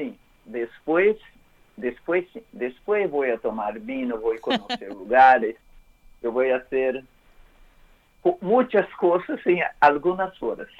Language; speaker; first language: Spanish; non-native, learner; Portuguese